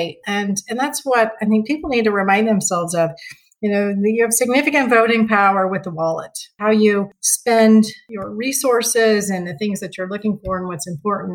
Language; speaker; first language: English; native; English